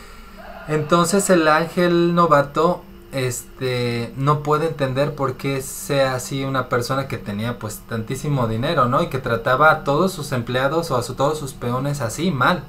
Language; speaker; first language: Spanish; native; Spanish